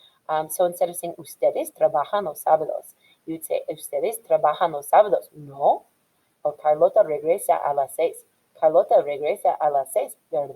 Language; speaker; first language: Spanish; non-native, fluent; English